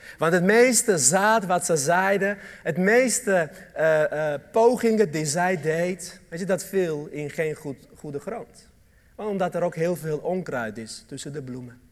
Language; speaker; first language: Dutch; early bilingual, other home language; Armenian